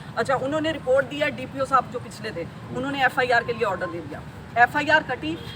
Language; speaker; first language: Urdu; non-native, local second language; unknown